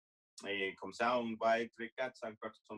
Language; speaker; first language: French; non-native, fluent; Spanish